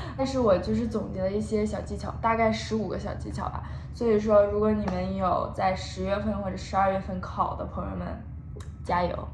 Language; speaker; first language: Chinese; early bilingual, heritage; Chinese